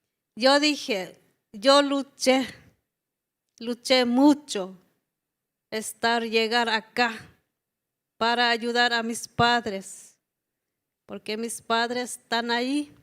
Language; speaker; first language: Spanish; non-native, local second language; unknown